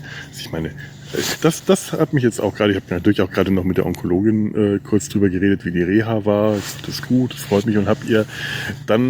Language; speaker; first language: German; native; German